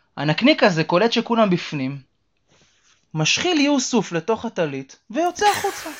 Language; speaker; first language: Hebrew; native; Hebrew